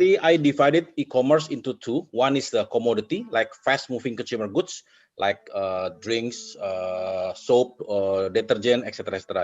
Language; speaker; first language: English; non-native, fluent; Indonesian